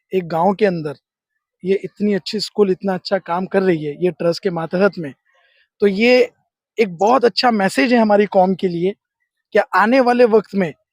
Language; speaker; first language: Hindi; non-native, local second language; Gujarati